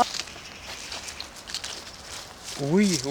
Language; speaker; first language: French; non-native, fluent; Korean